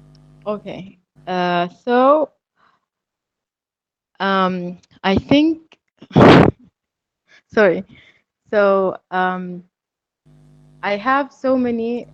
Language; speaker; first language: English; non-native, fluent; Arabic